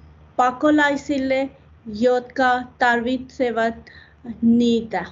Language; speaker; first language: Finnish; non-native, learner; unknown